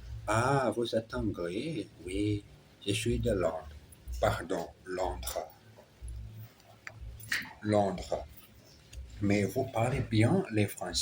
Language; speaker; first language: French; non-native, learner; Portuguese